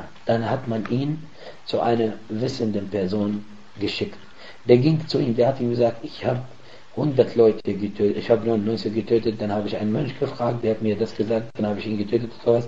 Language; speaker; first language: German; non-native, fluent; Arabic